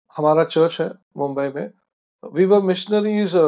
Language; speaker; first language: Hindi; non-native, local second language; Marathi